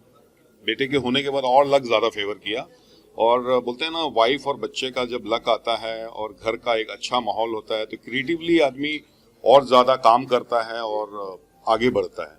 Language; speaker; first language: Hindi; native; Hindi